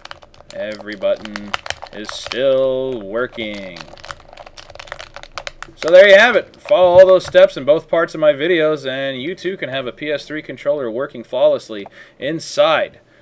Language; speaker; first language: English; native; English